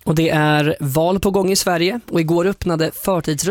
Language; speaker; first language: Swedish; native; Swedish